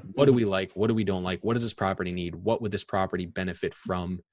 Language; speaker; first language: English; native; English